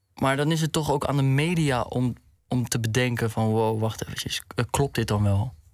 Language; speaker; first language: Dutch; native; Dutch